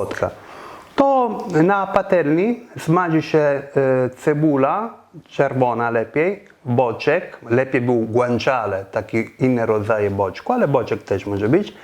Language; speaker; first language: Polish; non-native, fluent; Italian